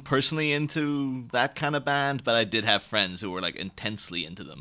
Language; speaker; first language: English; native; English